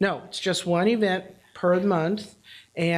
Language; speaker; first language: English; native; English